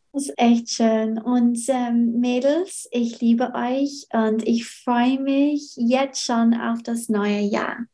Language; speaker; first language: German; non-native, fluent; English